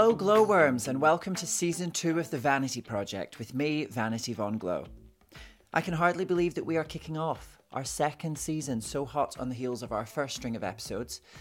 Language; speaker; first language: English; native; English